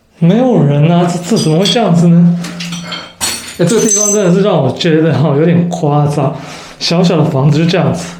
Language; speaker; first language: Chinese; native; Chinese